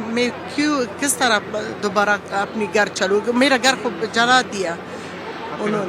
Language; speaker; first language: Hindi; non-native, fluent; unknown